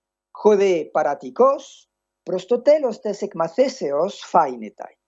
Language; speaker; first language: Greek; non-native, fluent; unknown